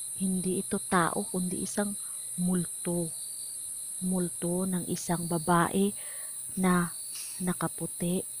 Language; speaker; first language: Filipino; native; Filipino